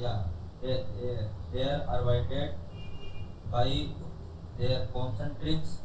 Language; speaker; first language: German; non-native, learner; Hindi